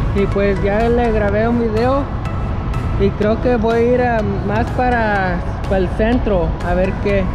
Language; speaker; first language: Spanish; early bilingual, heritage; Spanish